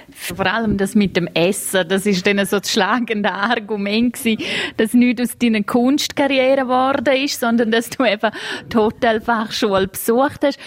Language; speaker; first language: German; native; German